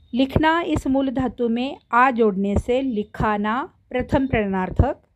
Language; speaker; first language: Hindi; non-native, local second language; Marathi